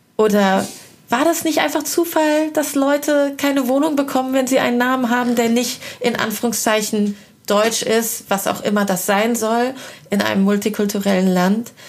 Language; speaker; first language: German; early bilingual, other home language; Persian